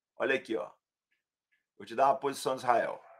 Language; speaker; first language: Portuguese; native; Portuguese